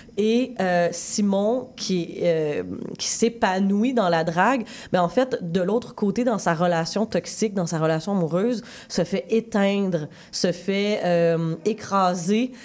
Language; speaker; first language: French; native; French